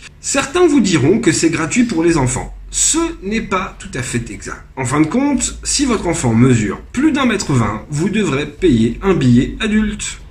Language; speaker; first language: French; native; French